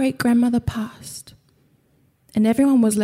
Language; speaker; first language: English; non-native, local second language; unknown